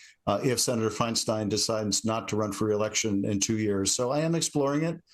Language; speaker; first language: English; native; English